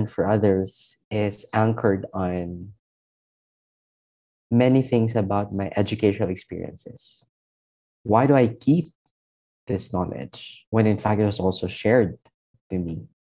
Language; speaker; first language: English; non-native, local second language; Hiligaynon